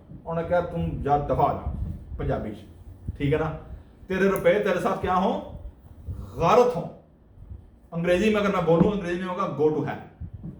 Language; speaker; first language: Urdu; non-native, local second language; Punjabi